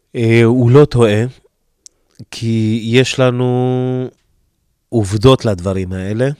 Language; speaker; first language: Hebrew; early bilingual, other home language; Amharic